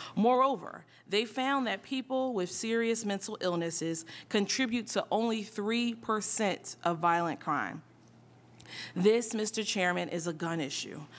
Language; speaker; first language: English; native; English